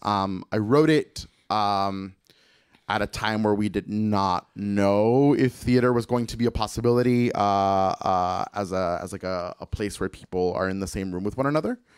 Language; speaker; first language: English; early bilingual, other home language; Spanish